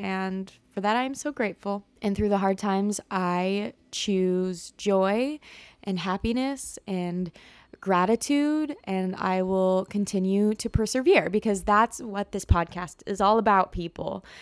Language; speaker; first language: English; native; English